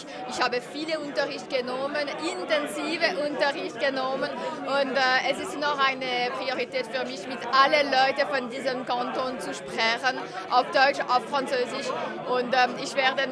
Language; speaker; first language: German; non-native, local second language; French